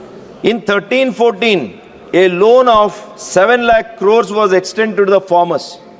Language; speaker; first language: English; non-native, local second language; Kannada